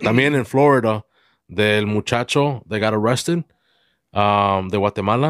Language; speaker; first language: Spanish; early bilingual, heritage; Spanish